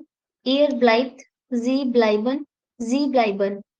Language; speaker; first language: German; non-native, learner; Hindi